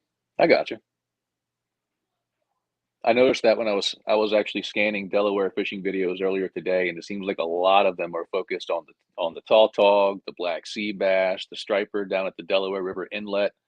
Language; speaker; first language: English; native; English